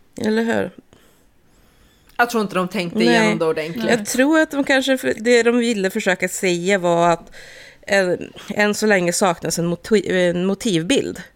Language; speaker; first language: Swedish; native; Swedish